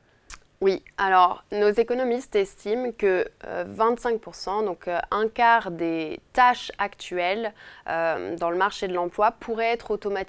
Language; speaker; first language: French; native; French